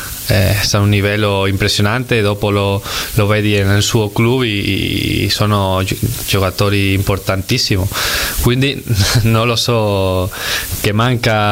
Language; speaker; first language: Italian; non-native, fluent; Spanish